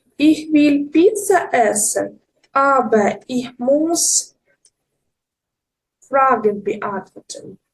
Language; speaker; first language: German; non-native, fluent; Ukrainian